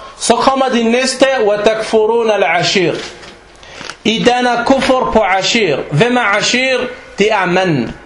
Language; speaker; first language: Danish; non-native, fluent; Arabic